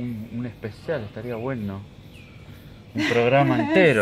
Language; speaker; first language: Spanish; native; Spanish